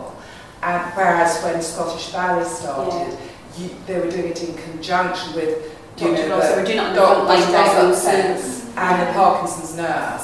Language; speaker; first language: English; native; English